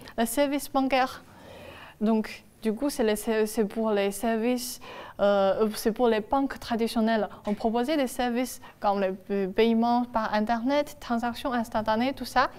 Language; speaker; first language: French; non-native, fluent; Chinese